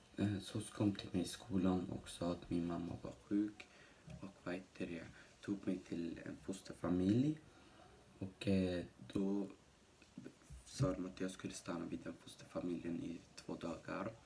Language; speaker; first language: Swedish; early bilingual, other home language; Somali